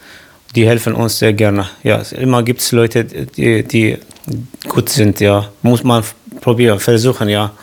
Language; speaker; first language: German; non-native, learner; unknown